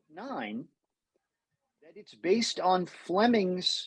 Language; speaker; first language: English; native; English